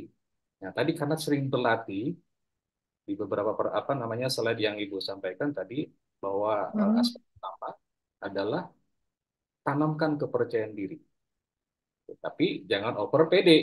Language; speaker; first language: Indonesian; native; Indonesian